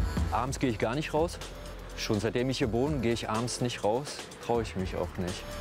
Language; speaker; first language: German; native; German